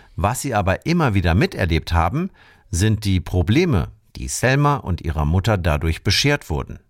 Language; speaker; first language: German; native; German